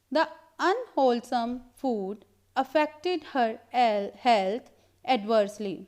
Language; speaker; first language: English; non-native, local second language; Punjabi